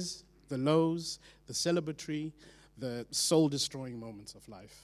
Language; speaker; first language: English; non-native, local second language; Shona